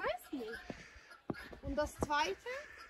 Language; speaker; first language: German; non-native, learner; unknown